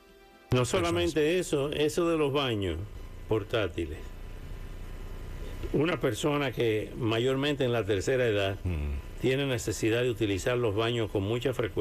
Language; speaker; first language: Spanish; native; Spanish